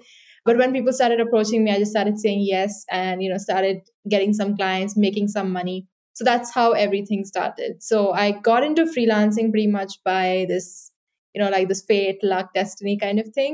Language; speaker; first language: English; non-native, local second language; Hindi